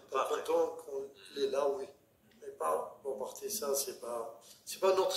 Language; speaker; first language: French; non-native, learner; Arabic